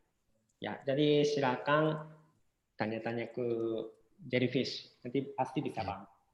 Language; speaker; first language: Indonesian; non-native, fluent; Japanese